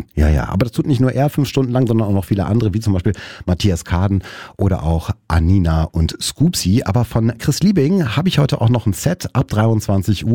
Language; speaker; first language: German; native; German